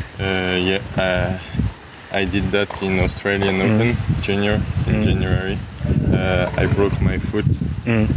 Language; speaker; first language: English; non-native, learner; French